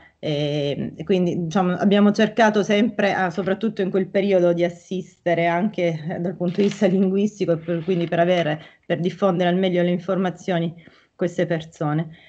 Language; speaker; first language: Italian; native; Italian